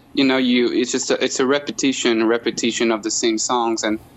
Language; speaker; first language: English; non-native, fluent; French